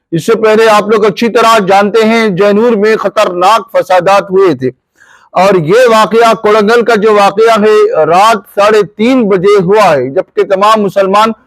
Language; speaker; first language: Urdu; native; Urdu